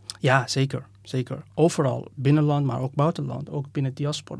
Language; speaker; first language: Dutch; non-native, fluent; Persian